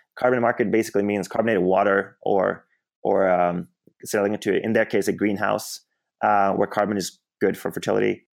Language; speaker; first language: English; non-native, fluent; Swedish